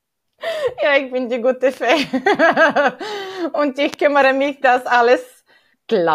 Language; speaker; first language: German; non-native, fluent; Bulgarian